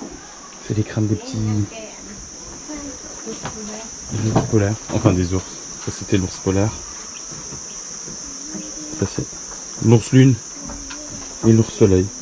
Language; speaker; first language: French; native; French